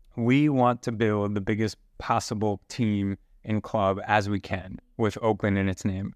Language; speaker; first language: English; native; English